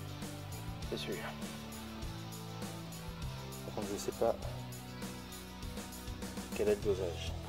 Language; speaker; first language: French; native; French